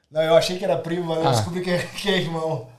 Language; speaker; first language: Portuguese; native; Portuguese